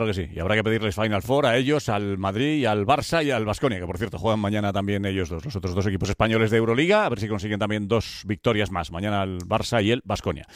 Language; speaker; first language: Spanish; native; Spanish